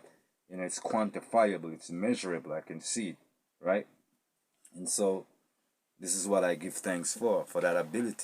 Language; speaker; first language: English; native; English